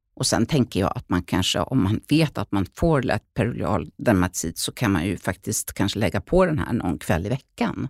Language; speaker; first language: Swedish; native; Swedish